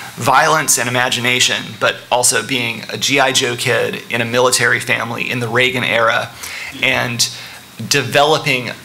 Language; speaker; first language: English; native; English